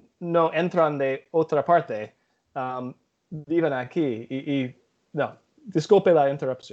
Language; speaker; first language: Spanish; non-native, learner; English